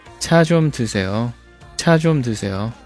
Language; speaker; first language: Korean; non-native, fluent; Chinese